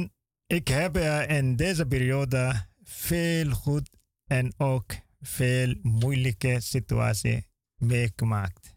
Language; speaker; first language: Dutch; non-native, learner; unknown